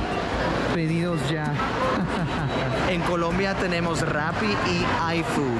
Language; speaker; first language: Spanish; non-native, fluent; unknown